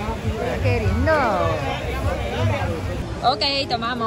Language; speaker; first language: Spanish; non-native, learner; Japanese